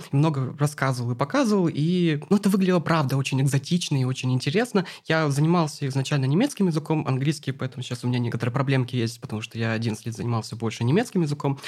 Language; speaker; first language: Russian; native; Russian